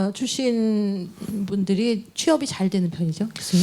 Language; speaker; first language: Korean; native; Korean